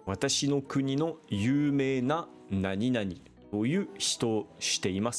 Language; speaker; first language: Japanese; non-native, learner; French